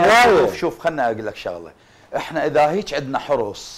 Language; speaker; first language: Arabic; native; Arabic